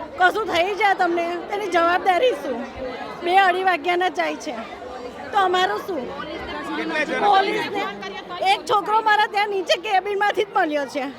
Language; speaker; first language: Gujarati; native; Gujarati